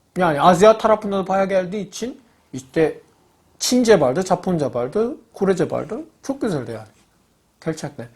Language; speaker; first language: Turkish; non-native, learner; Korean